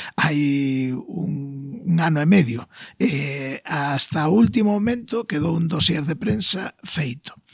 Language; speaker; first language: Galician; non-native, local second language; Spanish